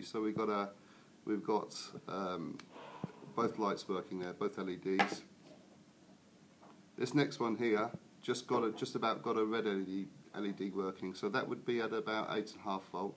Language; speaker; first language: English; native; English